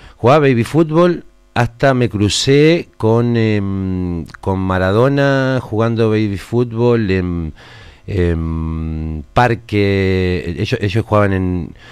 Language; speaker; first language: Spanish; native; Spanish